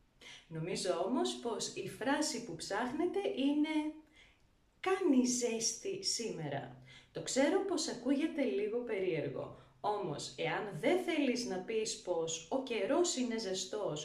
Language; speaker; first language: Greek; native; Greek